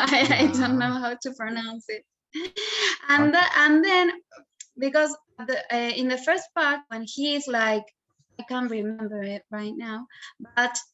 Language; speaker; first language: English; non-native, learner; Spanish